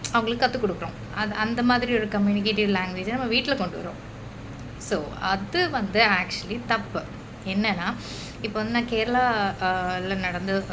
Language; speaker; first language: Tamil; non-native, local second language; Malayalam